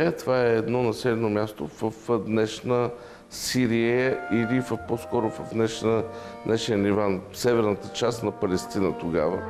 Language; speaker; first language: Bulgarian; native; Bulgarian